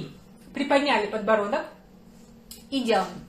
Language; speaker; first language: Russian; native; Russian